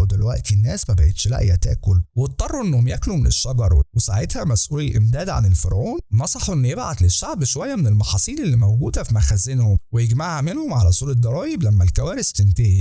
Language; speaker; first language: Arabic; native; Arabic